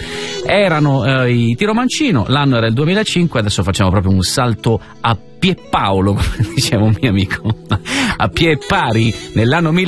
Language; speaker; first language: Italian; native; Italian